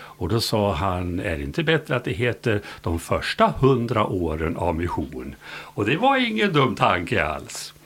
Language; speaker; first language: Swedish; native; Swedish